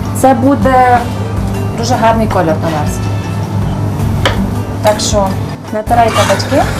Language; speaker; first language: Ukrainian; native; Ukrainian